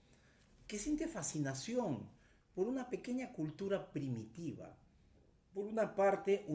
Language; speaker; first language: Spanish; native; Spanish